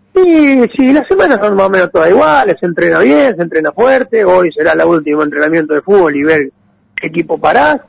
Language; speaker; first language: Spanish; native; Spanish